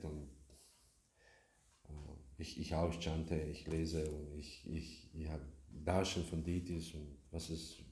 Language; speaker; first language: German; non-native, learner; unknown